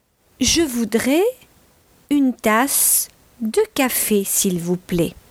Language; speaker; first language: French; non-native, fluent; English